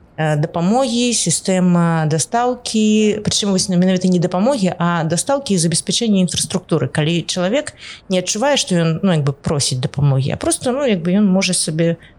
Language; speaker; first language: Belarusian; non-native, local second language; Russian